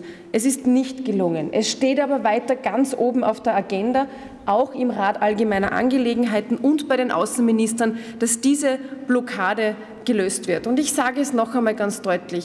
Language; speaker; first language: German; native; German